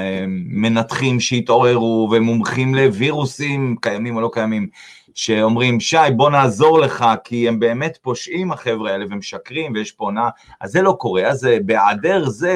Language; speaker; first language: Hebrew; native; Hebrew